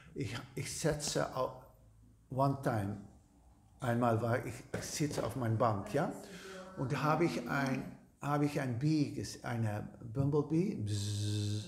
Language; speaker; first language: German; non-native, learner; Dutch